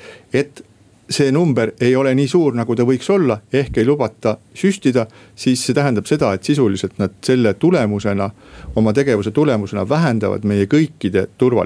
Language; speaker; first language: Estonian; native; Estonian